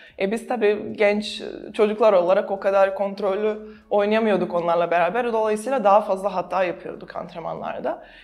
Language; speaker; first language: Turkish; non-native, fluent; Serbian